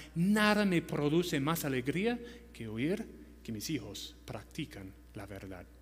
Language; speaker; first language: Spanish; non-native, fluent; English